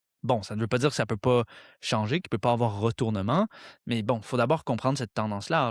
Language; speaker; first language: French; native; French